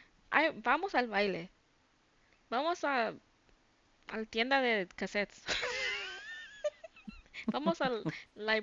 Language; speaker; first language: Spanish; early bilingual, heritage; English